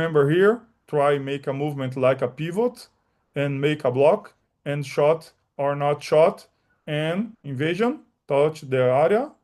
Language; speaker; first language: English; non-native, learner; Portuguese